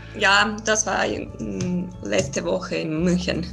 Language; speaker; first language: German; non-native, learner; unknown